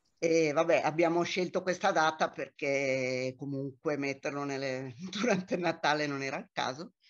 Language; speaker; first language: Italian; native; Italian